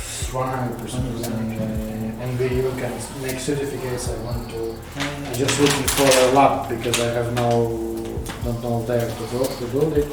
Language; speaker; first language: English; non-native, learner; Russian